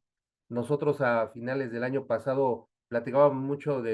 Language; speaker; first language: Spanish; native; Spanish